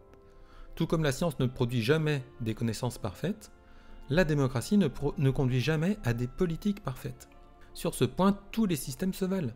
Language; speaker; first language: French; native; French